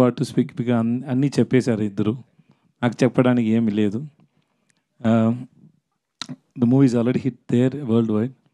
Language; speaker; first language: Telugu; non-native, learner; Tamil